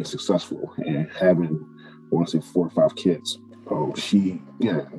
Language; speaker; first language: English; native; English